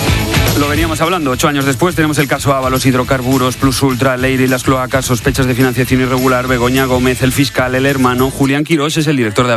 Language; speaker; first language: Spanish; native; Spanish